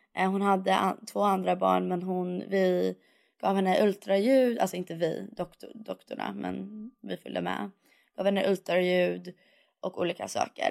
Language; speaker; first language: Swedish; early bilingual, heritage; Swedish